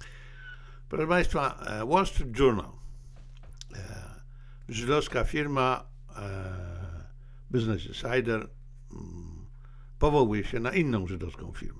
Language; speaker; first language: Polish; native; Polish